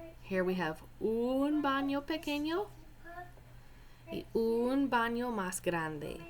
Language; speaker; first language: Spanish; non-native, fluent; English